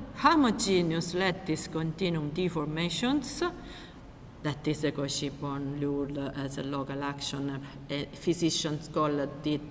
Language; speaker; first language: English; non-native, fluent; Italian